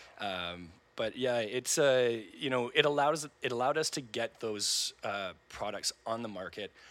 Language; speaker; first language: English; native; English